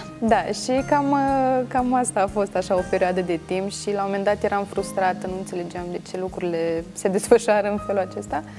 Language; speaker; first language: Romanian; native; Romanian